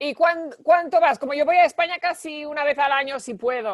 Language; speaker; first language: Spanish; early bilingual, heritage; Spanish